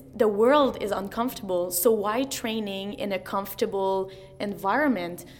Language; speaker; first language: English; non-native, fluent; French